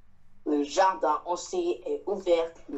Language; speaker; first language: French; non-native, learner; Chinese